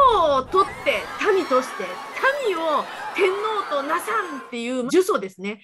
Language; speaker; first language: Japanese; native; Japanese